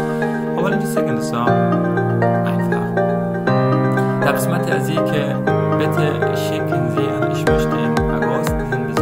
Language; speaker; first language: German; non-native, fluent; Persian